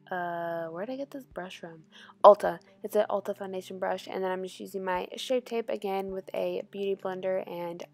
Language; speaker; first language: English; native; English